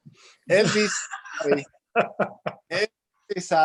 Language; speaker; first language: Spanish; non-native, learner; English